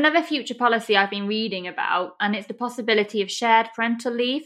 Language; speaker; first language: English; native; English